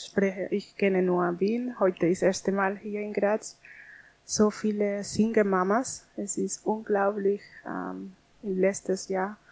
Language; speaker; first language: German; non-native, learner; Spanish